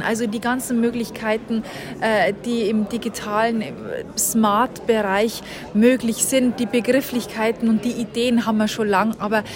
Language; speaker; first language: German; native; German